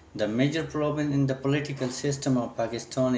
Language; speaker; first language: English; non-native, local second language; Urdu